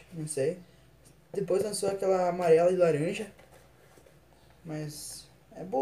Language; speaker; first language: Portuguese; native; Portuguese